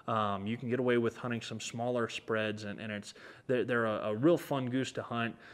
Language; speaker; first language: English; native; English